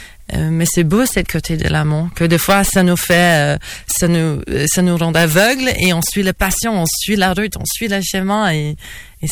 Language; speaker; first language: French; non-native, fluent; English